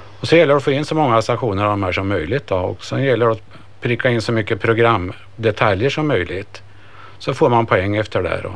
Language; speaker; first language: Swedish; native; Swedish